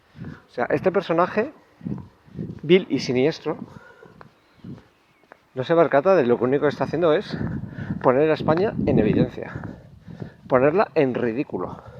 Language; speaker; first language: Spanish; native; Spanish